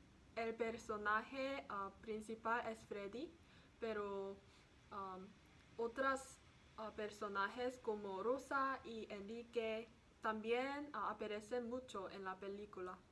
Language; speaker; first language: Spanish; non-native, learner; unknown